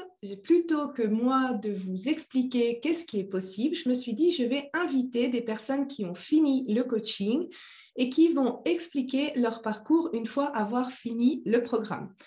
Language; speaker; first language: French; native; French